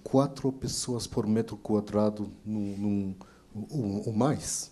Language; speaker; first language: Portuguese; non-native, fluent; French